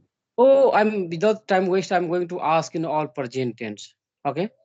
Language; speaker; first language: English; non-native, learner; Hindi